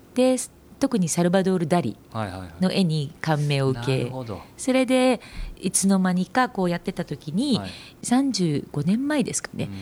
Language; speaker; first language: Japanese; native; Japanese